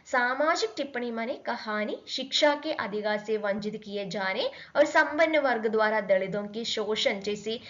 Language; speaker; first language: Hindi; non-native, local second language; Malayalam